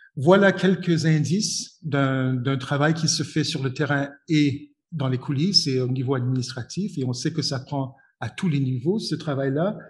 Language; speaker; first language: French; native; French